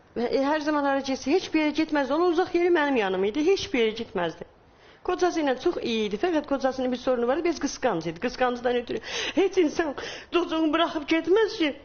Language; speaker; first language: Turkish; non-native, learner; Persian